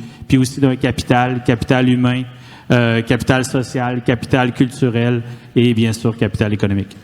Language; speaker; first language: French; native; French